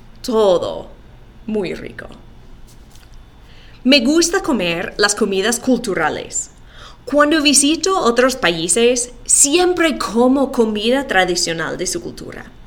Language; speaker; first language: Spanish; non-native, fluent; English